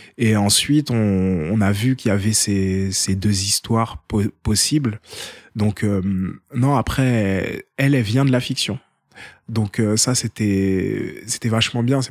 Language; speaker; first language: French; early bilingual, other home language; Haitian Creole